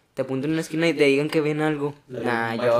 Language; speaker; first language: Spanish; native; Spanish